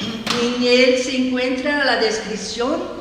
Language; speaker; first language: Spanish; non-native, learner; Portuguese